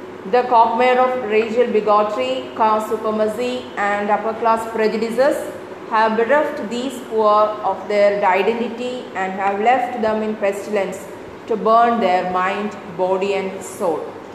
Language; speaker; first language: English; non-native, local second language; Malayalam